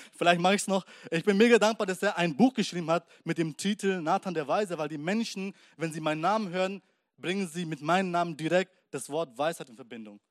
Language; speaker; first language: German; early bilingual, other home language; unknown